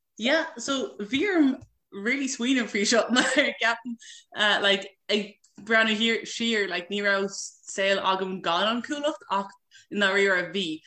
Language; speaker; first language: Irish; non-native, local second language; English